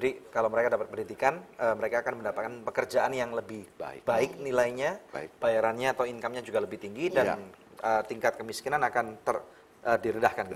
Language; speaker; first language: Indonesian; native; Indonesian